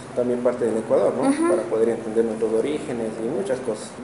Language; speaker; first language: Spanish; native; Spanish